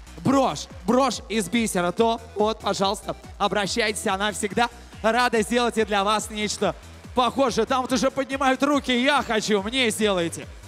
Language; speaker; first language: Russian; native; Russian